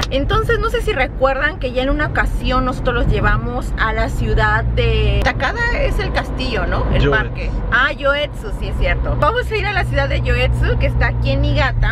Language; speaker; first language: Spanish; native; Spanish